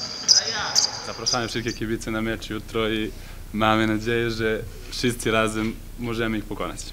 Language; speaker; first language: Polish; non-native, learner; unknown